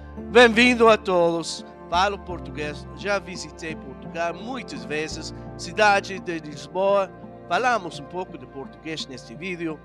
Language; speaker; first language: Portuguese; non-native, learner; English